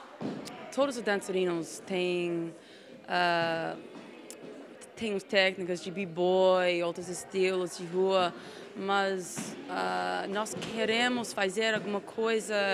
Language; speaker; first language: Portuguese; non-native, fluent; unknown